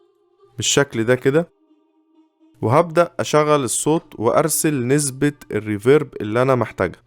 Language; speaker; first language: Arabic; native; Arabic